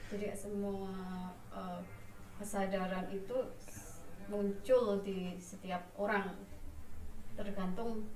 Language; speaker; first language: Indonesian; native; Indonesian